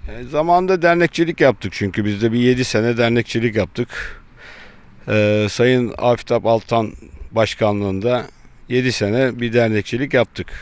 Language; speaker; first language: Turkish; native; Turkish